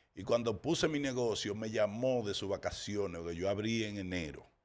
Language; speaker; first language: Spanish; early bilingual, heritage; Spanish